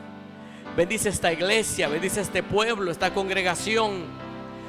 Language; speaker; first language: Spanish; native; Spanish